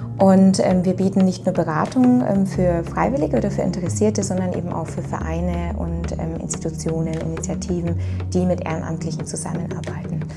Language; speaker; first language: German; native; German